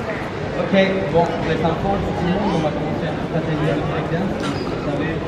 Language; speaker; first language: French; native; French